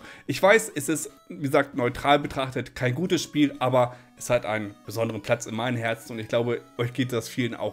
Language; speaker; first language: German; native; German